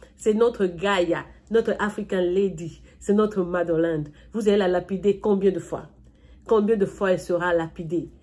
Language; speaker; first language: French; non-native, local second language; Lingala